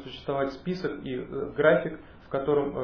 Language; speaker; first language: Russian; native; Russian